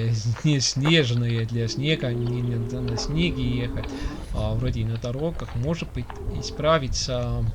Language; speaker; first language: Russian; non-native, local second language; Estonian